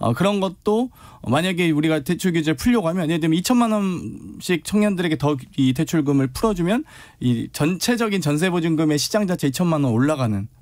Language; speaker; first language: Korean; native; Korean